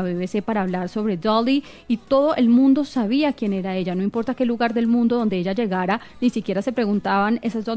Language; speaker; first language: Spanish; native; Spanish